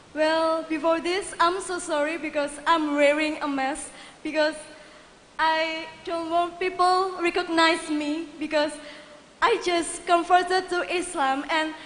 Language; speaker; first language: English; non-native, fluent; Indonesian